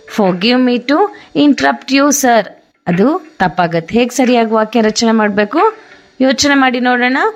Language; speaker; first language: Kannada; native; Kannada